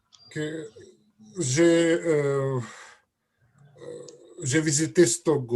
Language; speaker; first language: French; non-native, learner; Russian